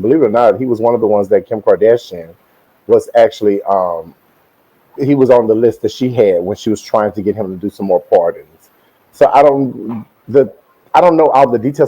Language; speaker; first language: English; native; English